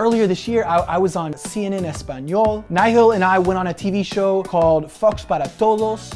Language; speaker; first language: English; native; English